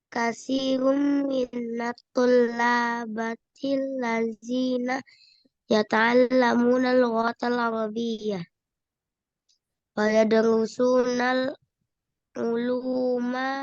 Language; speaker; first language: Arabic; non-native, learner; Indonesian